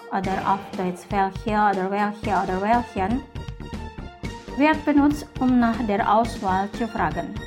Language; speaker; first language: German; non-native, fluent; Indonesian